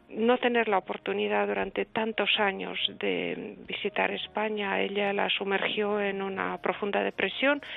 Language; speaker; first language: Spanish; early bilingual, other home language; Russian